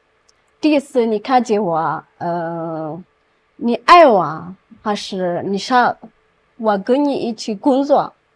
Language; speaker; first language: Chinese; non-native, learner; Amharic